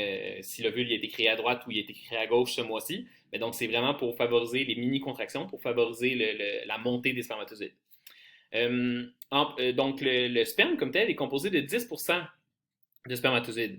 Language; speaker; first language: French; native; French